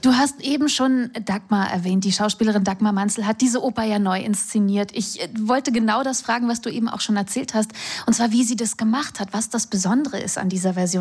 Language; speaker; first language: German; native; German